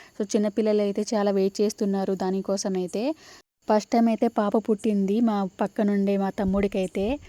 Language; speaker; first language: Telugu; non-native, local second language; Lambadi